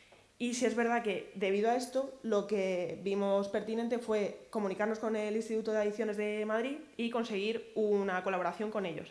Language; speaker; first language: Spanish; native; Spanish